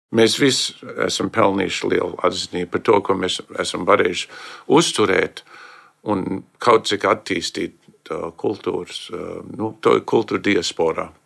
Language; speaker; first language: Latvian; early bilingual, heritage; Latvian